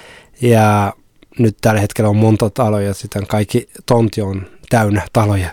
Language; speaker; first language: Finnish; non-native, fluent; Somali